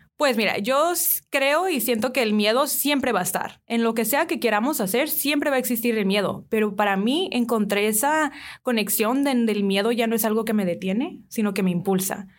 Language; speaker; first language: Spanish; early bilingual, heritage; Spanish